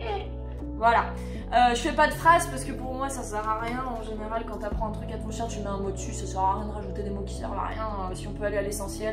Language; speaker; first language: French; native; French